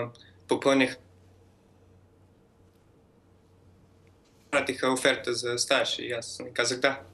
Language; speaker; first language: Bulgarian; early bilingual, heritage; Bulgarian